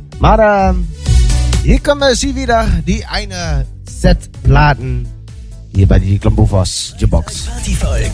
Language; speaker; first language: German; non-native, learner; Dutch